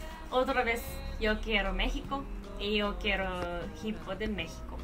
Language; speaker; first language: Spanish; non-native, learner; Japanese